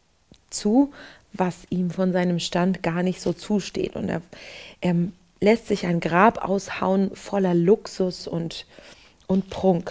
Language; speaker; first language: German; native; German